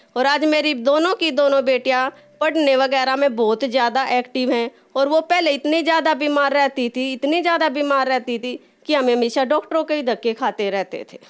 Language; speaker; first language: Hindi; native; Hindi